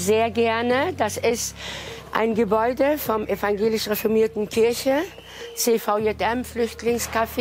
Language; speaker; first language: German; non-native, fluent; Turkish